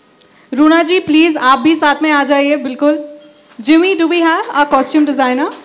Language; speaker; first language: Hindi; native; Hindi